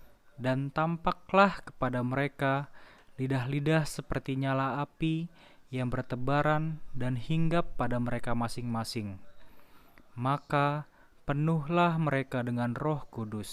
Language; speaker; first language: Indonesian; native; Indonesian